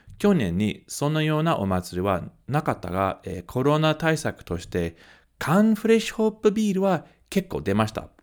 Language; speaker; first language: Japanese; early bilingual, heritage; Japanese